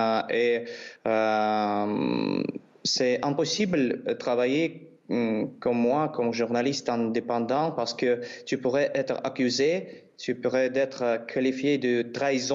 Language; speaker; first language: French; non-native, learner; Russian